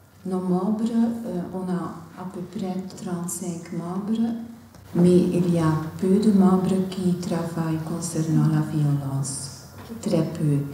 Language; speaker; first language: French; non-native, local second language; Dutch